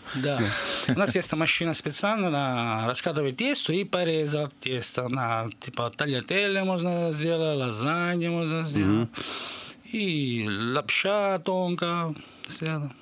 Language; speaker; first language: Russian; non-native, fluent; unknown